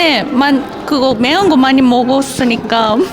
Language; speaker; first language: Korean; non-native, local second language; Japanese